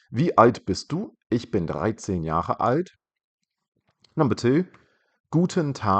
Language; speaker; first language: German; non-native, fluent; English